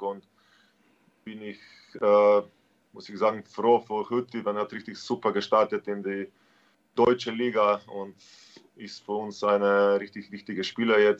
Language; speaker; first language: German; non-native, learner; Slovenian